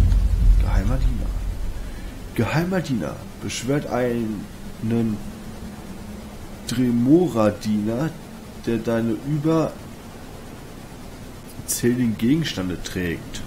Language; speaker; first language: German; native; German